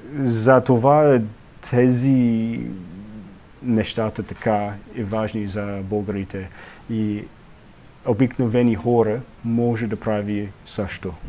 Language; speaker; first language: Bulgarian; non-native, learner; English